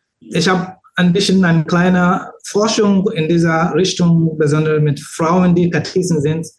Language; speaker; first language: German; non-native, learner; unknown